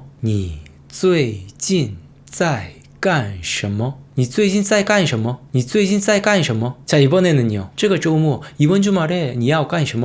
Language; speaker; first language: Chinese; non-native, fluent; Korean